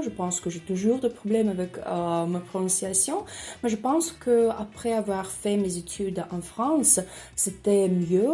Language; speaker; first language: French; non-native, learner; Russian